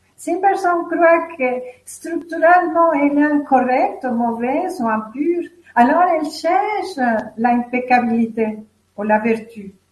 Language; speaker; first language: French; non-native, fluent; Spanish